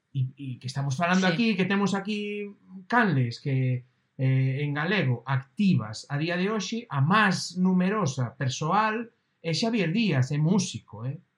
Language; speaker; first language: Galician; non-native, local second language; Spanish